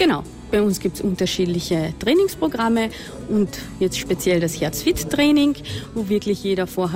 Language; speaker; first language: German; native; German